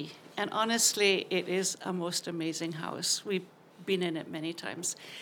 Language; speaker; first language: English; native; English